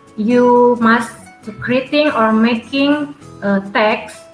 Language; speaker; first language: English; non-native, learner; Indonesian